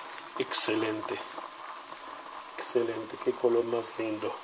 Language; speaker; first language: Spanish; non-native, learner; Hebrew